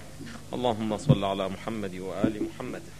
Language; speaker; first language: Arabic; native; Arabic